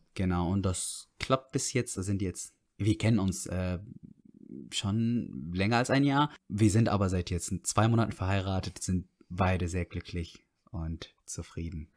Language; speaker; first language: German; non-native, fluent; Arabic